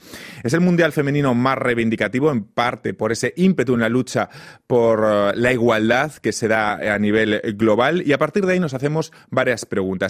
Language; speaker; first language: Spanish; native; Spanish